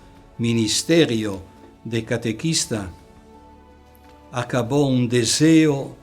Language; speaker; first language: Spanish; non-native, fluent; Italian